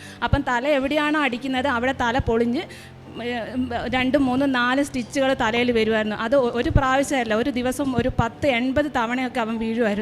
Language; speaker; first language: Malayalam; native; Malayalam